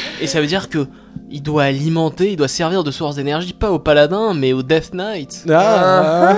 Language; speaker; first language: French; native; French